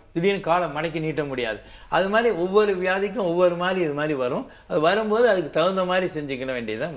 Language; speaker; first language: Tamil; native; Tamil